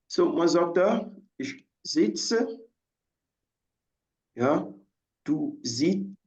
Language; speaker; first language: German; non-native, fluent; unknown